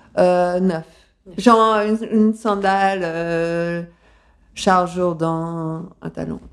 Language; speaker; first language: French; early bilingual, other home language; Spanish